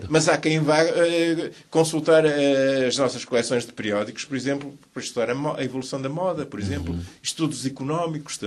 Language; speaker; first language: Portuguese; native; Portuguese